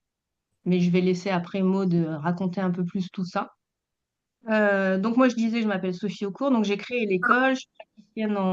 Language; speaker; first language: French; native; French